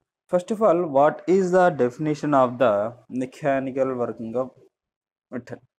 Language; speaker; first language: English; non-native, local second language; Telugu